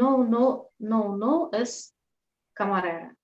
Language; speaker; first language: Spanish; non-native, learner; Russian